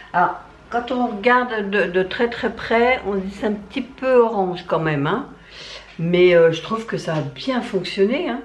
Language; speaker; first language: French; native; French